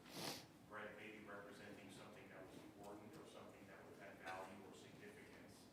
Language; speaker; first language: English; native; English